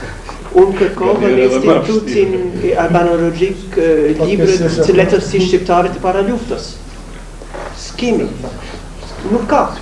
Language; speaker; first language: Albanian; non-native, fluent; English